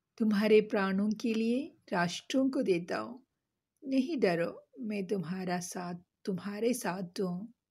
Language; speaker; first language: Hindi; non-native, local second language; Malayalam